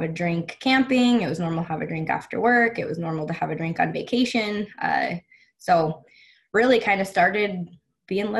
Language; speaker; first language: English; native; English